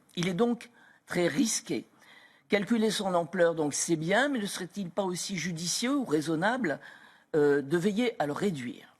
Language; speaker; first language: French; native; French